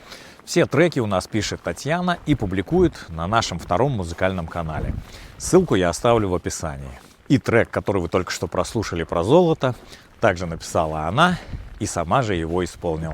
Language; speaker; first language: Russian; native; Russian